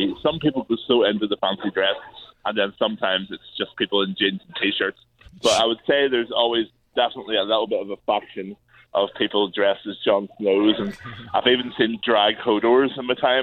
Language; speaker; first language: English; native; English